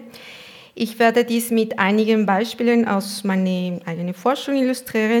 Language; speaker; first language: German; non-native, fluent; Spanish